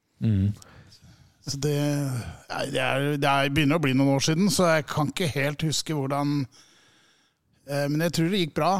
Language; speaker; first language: Norwegian; native; Norwegian